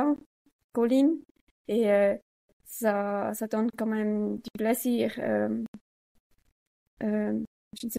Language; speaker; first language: French; non-native, learner; Swiss German